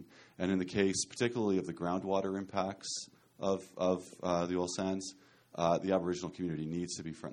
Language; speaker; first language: English; native; English